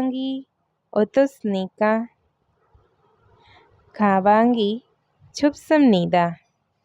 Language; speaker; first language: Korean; non-native, fluent; Hindi